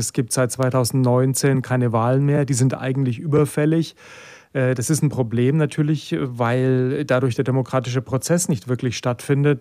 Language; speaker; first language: German; native; German